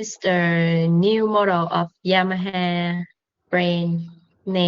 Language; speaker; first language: English; non-native, learner; Vietnamese